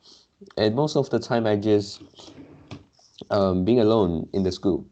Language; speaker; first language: English; non-native, local second language; Chinese